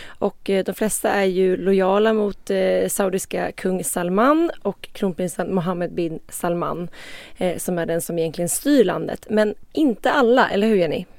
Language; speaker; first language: Swedish; native; Swedish